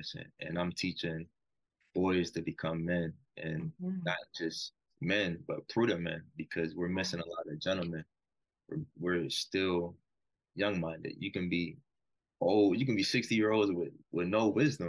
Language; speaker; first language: English; native; English